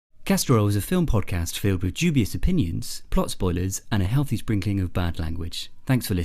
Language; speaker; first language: English; native; English